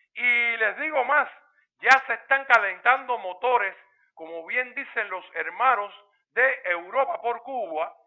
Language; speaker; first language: Spanish; native; Spanish